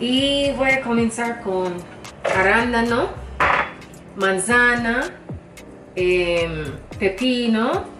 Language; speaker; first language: Spanish; non-native, learner; English